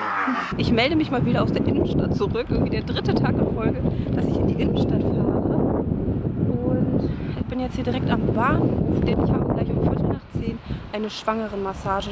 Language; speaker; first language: German; native; German